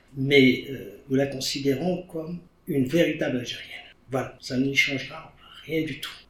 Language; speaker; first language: French; non-native, local second language; Arabic